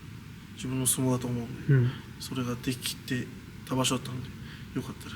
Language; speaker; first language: Japanese; native; Japanese